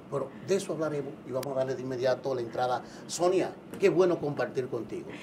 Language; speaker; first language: Spanish; native; Spanish